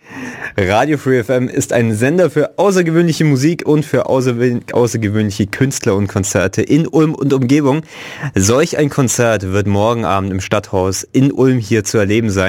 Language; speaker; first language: German; native; German